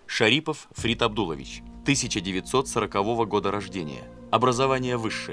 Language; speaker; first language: Russian; native; Russian